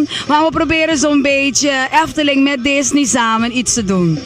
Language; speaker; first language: Dutch; non-native, local second language; Papiamento